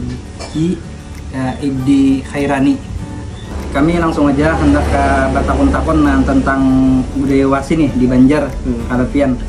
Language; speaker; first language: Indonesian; non-native, local second language; Banjar